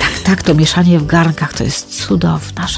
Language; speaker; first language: Polish; native; Polish